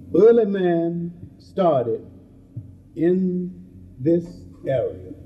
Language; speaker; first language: English; native; English